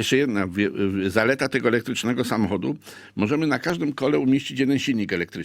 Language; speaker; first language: Polish; native; Polish